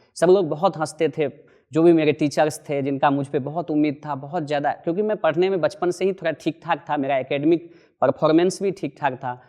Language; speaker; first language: Hindi; non-native, local second language; Maithili